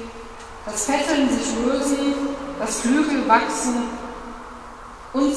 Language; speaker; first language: German; native; German